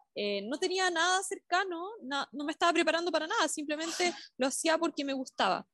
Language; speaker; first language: Spanish; native; Spanish